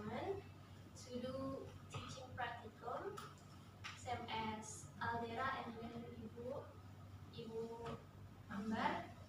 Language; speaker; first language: English; non-native, learner; Indonesian